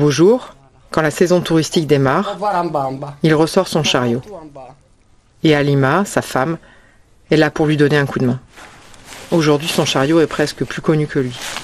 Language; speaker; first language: French; native; French